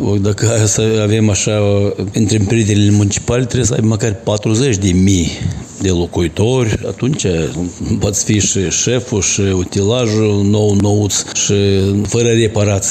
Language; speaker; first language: Romanian; non-native, local second language; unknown